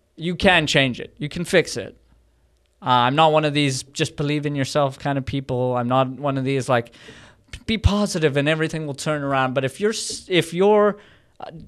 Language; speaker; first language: English; native; English